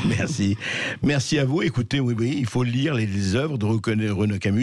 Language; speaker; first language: French; native; French